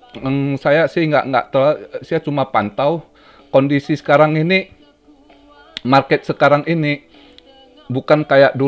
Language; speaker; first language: Indonesian; native; Indonesian